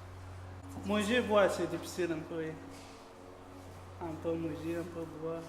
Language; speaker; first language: French; non-native, learner; Pashto